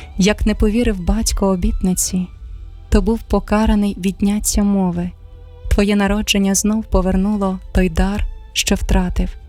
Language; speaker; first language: Ukrainian; native; Ukrainian